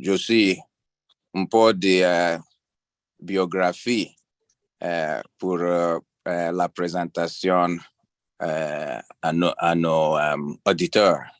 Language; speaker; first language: French; non-native, learner; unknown